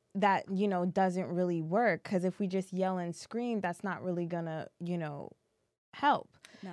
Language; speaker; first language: English; early bilingual, other home language; French